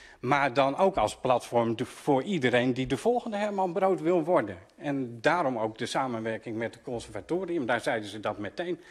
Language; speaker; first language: Dutch; native; Dutch